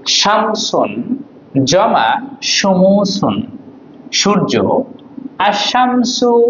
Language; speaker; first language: Bangla; native; Bangla